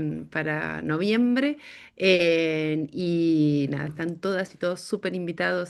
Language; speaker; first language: Spanish; native; Spanish